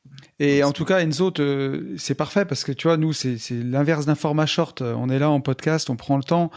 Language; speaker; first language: French; native; French